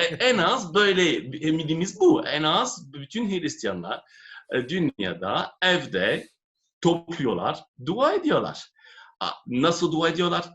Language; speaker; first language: Turkish; non-native, fluent; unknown